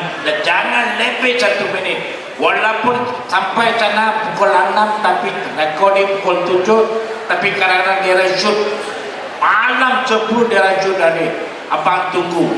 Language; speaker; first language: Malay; non-native, local second language; Tamil